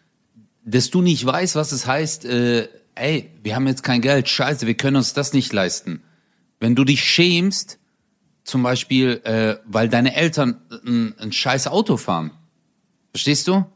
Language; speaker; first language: German; early bilingual, other home language; Turkish